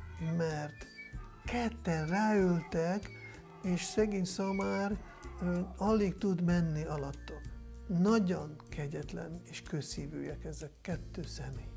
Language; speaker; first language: Hungarian; non-native, fluent; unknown